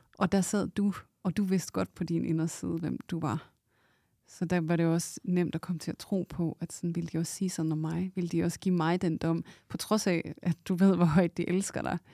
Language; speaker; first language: Danish; native; Danish